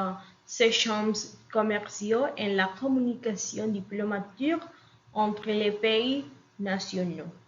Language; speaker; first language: French; non-native, learner; Spanish